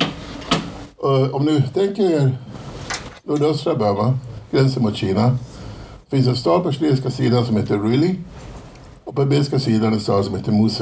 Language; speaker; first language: Swedish; native; Swedish